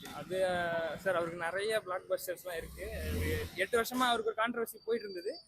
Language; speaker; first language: Tamil; non-native, local second language; Malayalam